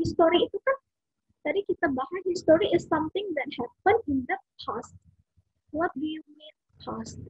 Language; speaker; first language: English; non-native, fluent; Indonesian